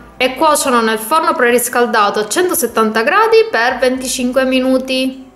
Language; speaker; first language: Italian; native; Italian